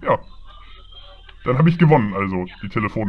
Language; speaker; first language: German; native; German